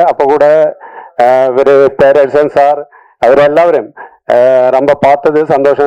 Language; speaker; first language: Tamil; non-native, learner; Malayalam